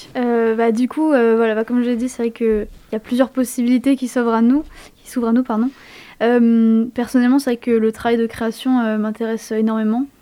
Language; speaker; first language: French; native; French